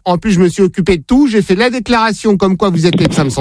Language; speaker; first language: French; native; French